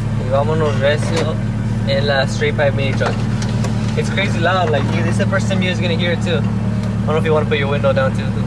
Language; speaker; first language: English; early bilingual, other home language; Spanish